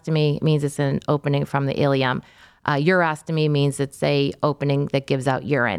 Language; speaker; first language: English; native; English